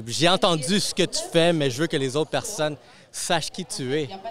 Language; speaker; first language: French; native; French